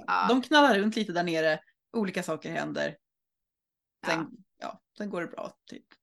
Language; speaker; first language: Swedish; native; Swedish